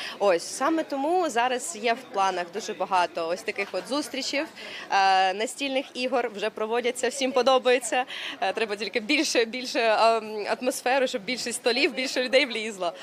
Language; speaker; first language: Ukrainian; native; Ukrainian